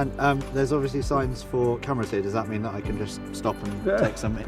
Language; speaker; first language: English; native; English